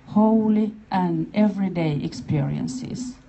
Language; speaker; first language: English; non-native, fluent; Finnish